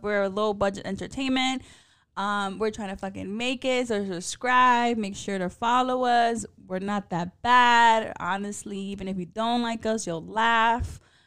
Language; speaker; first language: English; early bilingual, other home language; Spanish